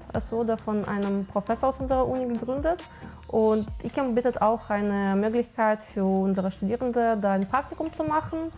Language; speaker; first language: German; non-native, fluent; Ukrainian